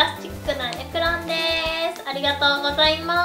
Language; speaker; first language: Japanese; native; Japanese